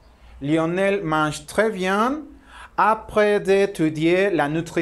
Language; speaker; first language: French; non-native, learner; Spanish